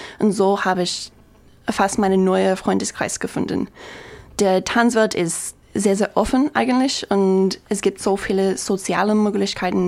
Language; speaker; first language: German; non-native, fluent; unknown